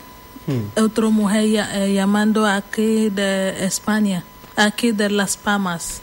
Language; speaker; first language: Spanish; non-native, learner; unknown